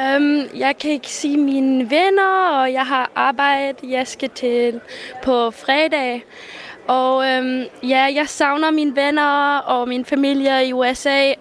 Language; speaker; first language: Danish; early bilingual, heritage; English